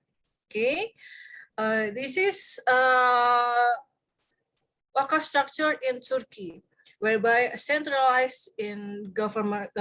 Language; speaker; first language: English; non-native, fluent; Indonesian